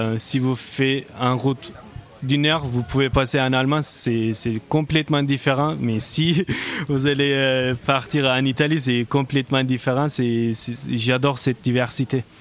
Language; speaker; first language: French; non-native, learner; Turkish